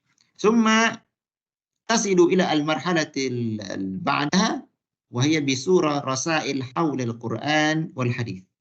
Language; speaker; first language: Arabic; non-native, fluent; Malay